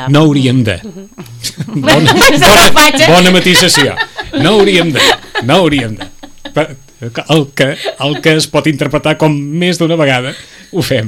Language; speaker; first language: Catalan; native; Catalan